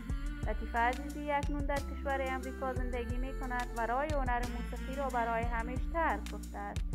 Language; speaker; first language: Persian; native; Persian